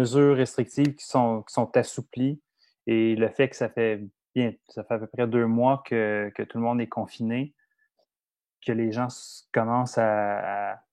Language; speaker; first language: French; native; French